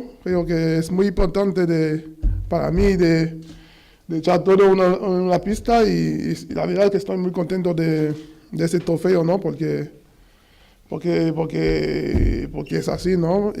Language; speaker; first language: Spanish; non-native, fluent; French